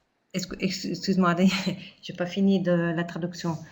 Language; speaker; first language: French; non-native, fluent; Italian